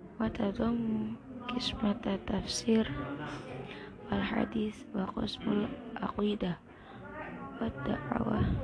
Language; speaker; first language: Arabic; non-native, learner; Indonesian